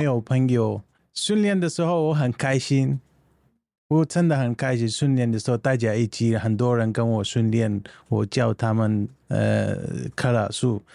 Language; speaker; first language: Chinese; non-native, learner; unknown